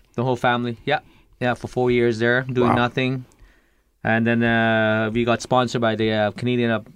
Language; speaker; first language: English; early bilingual, other home language; Lao